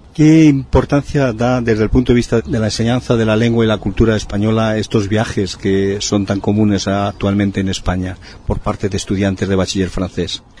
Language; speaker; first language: Spanish; native; Spanish